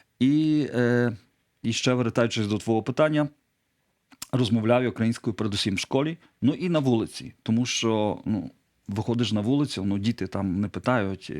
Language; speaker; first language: Ukrainian; non-native, local second language; Polish